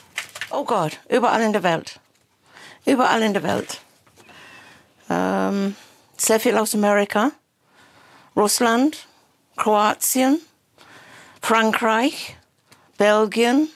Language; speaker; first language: German; non-native, fluent; English